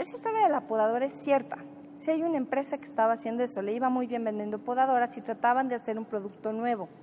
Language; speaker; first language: Spanish; native; Spanish